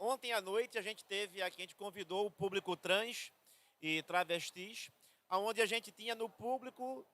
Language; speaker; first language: Portuguese; native; Portuguese